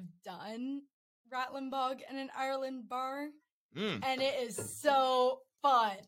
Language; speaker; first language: English; native; English